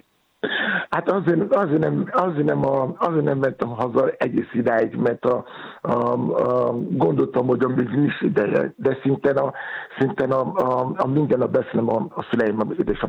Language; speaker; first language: Hungarian; non-native, fluent; Yoruba